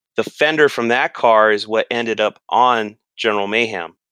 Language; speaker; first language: English; native; English